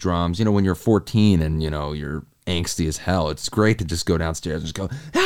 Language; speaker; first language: English; native; English